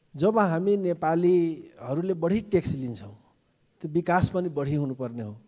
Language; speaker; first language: Nepali; non-native, local second language; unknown